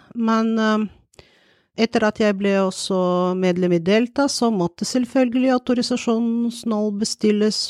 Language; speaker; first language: Norwegian; non-native, fluent; Bulgarian